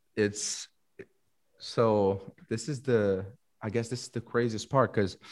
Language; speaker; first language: English; non-native, fluent; Portuguese